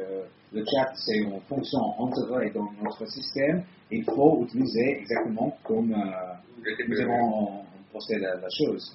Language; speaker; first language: French; non-native, learner; Italian